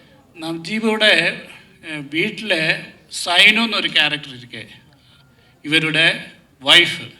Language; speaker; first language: Tamil; non-native, learner; Malayalam